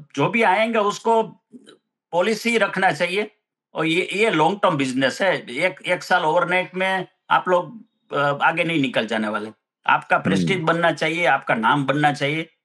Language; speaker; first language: Hindi; non-native, local second language; Gujarati